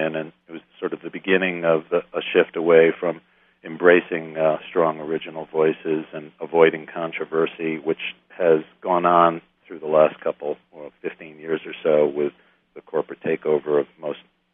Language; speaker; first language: English; native; English